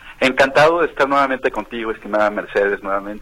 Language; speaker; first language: Spanish; native; Spanish